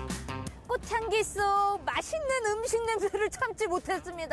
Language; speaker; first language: Korean; native; Korean